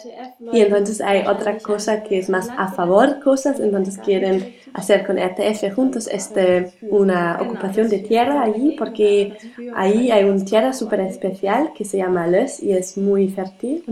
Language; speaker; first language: Spanish; non-native, learner; German